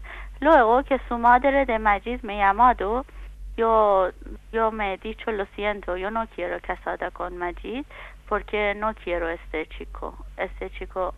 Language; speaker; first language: Spanish; non-native, learner; Persian